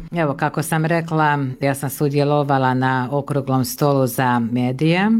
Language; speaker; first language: Croatian; early bilingual, heritage; Croatian